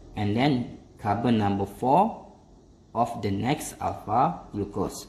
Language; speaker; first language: English; non-native, local second language; Malay